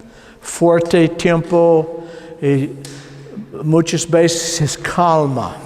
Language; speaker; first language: Spanish; non-native, learner; English